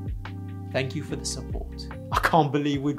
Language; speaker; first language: English; native; English